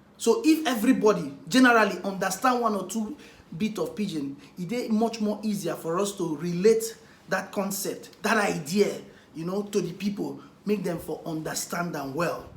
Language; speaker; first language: Nigerian Pidgin; non-native, local second language; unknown